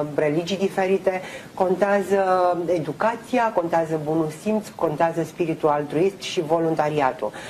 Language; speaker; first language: Romanian; native; Romanian